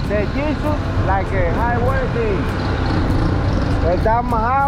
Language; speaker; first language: English; non-native, learner; Spanish